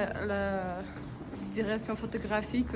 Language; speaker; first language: French; non-native, learner; Portuguese